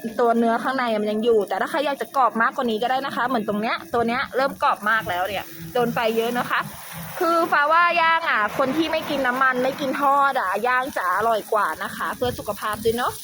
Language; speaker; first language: Thai; native; Thai